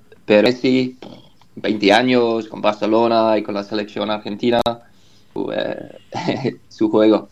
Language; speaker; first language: Spanish; non-native, learner; English